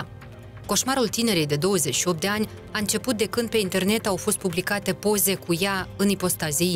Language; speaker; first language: Romanian; native; Romanian